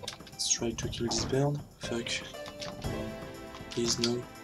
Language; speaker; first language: English; non-native, learner; French